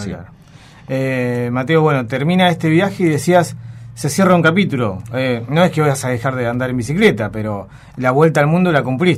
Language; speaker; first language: Spanish; native; Spanish